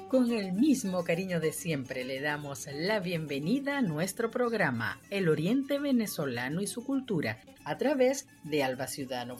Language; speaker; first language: Spanish; native; Spanish